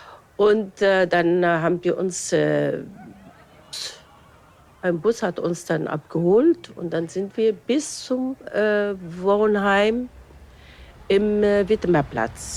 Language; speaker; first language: German; non-native, fluent; Arabic